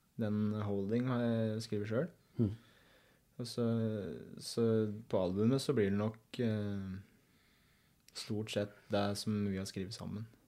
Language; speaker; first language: Norwegian; native; Norwegian